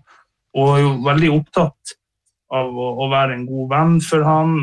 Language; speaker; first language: Norwegian; native; Norwegian